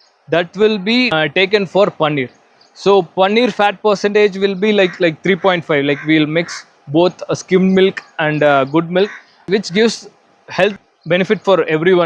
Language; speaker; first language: English; non-native, local second language; Tamil